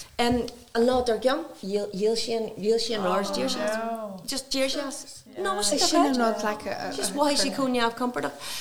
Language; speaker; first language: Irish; non-native, local second language; English